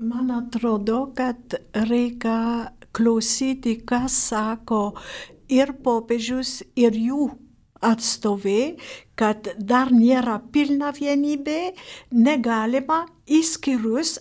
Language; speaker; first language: Lithuanian; non-native, fluent; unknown